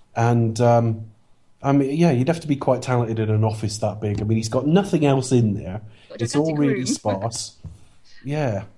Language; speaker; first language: English; native; English